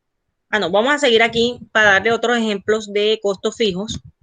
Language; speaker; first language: Spanish; native; Spanish